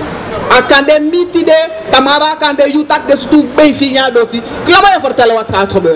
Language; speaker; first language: Dutch; non-native, local second language; Sranan Tongo